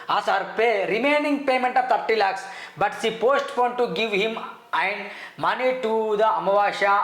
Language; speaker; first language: English; non-native, local second language; Telugu